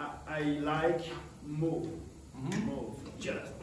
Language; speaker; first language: English; non-native, learner; French